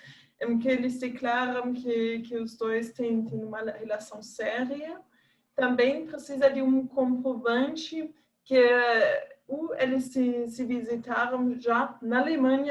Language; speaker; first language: Portuguese; non-native, fluent; German